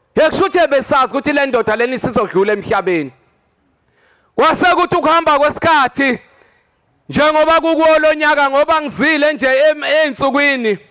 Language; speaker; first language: Zulu; native; Zulu